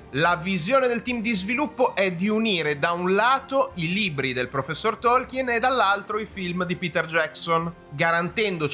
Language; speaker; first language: Italian; native; Italian